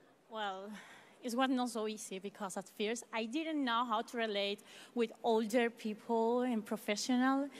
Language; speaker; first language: English; non-native, learner; Spanish